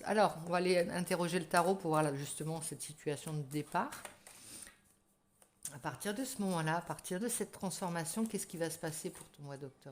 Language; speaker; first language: French; native; French